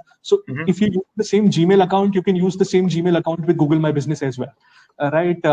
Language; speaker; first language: English; non-native, local second language; Hindi